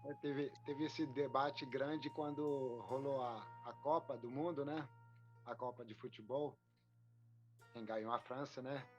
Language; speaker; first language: Portuguese; non-native, fluent; French